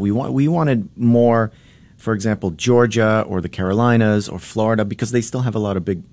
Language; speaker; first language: English; early bilingual, other home language; Polish